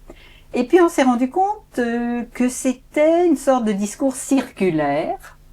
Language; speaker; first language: French; native; French